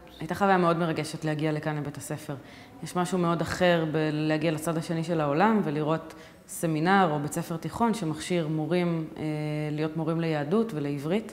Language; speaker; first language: Hebrew; native; Hebrew